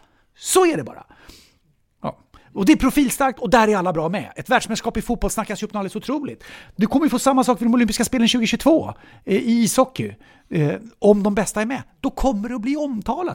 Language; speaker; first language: Swedish; native; Swedish